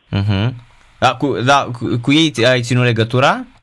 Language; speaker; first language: Romanian; native; Romanian